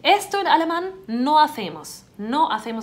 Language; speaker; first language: Spanish; non-native, fluent; German